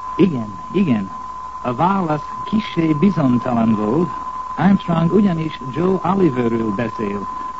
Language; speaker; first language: Hungarian; non-native, fluent; English